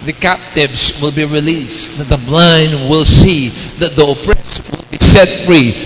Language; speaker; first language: English; non-native, local second language; Filipino